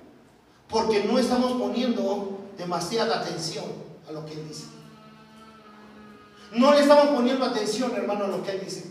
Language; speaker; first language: Spanish; native; Spanish